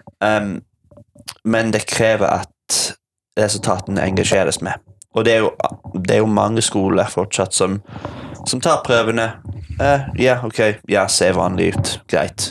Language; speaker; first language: Norwegian; non-native, fluent; English